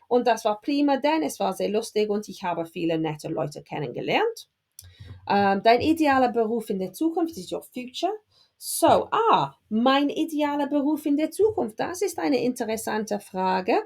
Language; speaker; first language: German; non-native, fluent; English